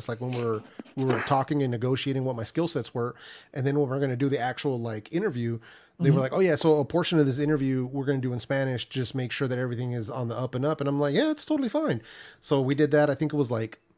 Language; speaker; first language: English; early bilingual, other home language; Spanish